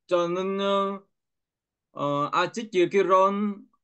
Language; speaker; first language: Korean; non-native, learner; Vietnamese